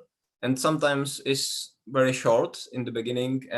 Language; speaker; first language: English; non-native, learner; Czech